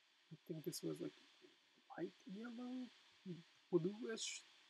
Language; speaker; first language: English; non-native, fluent; Japanese